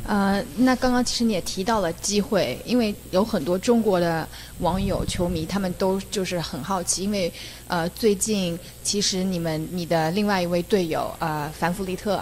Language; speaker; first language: Chinese; native; Chinese